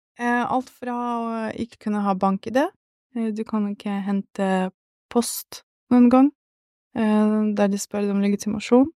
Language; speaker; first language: Norwegian; early bilingual, other home language; Russian